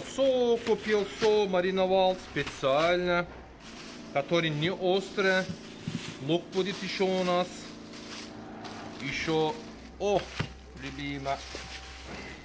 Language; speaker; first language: Russian; non-native, learner; Turkish